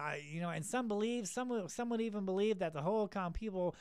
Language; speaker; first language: English; native; English